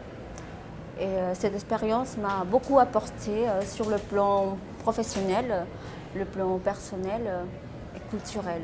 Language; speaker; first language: French; non-native, fluent; Spanish